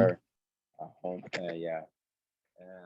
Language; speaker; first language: English; non-native, learner; Portuguese